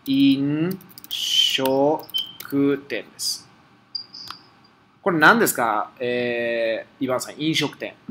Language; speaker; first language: Japanese; non-native, fluent; Spanish